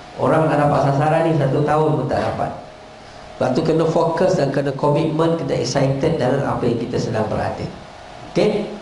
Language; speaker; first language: Malay; native; Malay